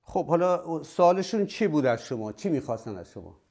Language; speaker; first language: Persian; native; Persian